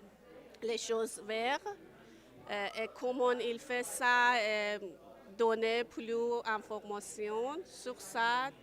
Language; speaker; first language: French; non-native, learner; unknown